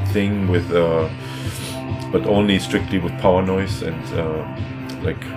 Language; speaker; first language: English; non-native, fluent; German